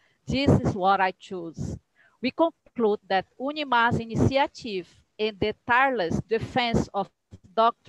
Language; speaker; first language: English; non-native, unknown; Portuguese